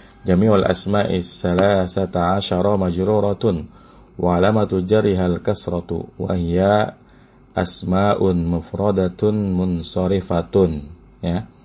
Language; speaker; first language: Arabic; non-native, fluent; Indonesian